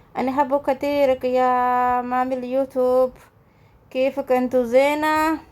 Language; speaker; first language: Arabic; non-native, learner; Oromo